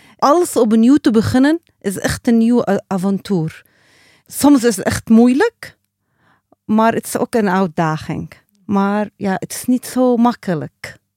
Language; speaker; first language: Dutch; non-native, learner; Arabic